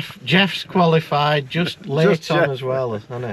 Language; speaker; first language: English; native; English